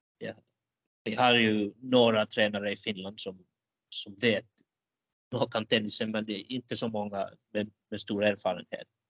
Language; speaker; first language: Swedish; non-native, local second language; Finnish